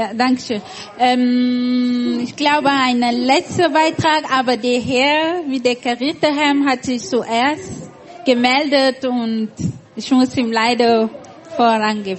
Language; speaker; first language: German; non-native, fluent; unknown